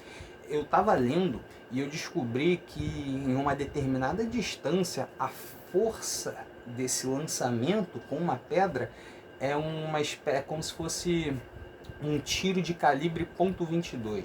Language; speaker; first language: Portuguese; native; Portuguese